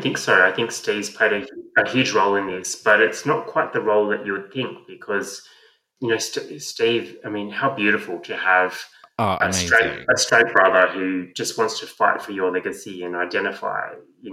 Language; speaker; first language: English; native; English